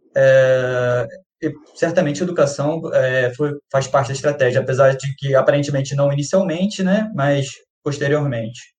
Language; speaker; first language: Portuguese; native; Portuguese